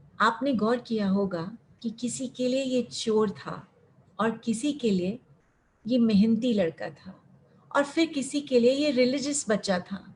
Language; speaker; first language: Hindi; early bilingual, heritage; Hindi